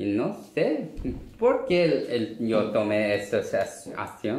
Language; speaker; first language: Spanish; non-native, learner; Korean